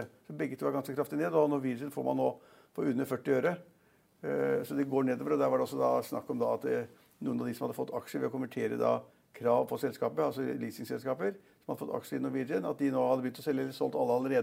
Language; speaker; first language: Norwegian; native; Norwegian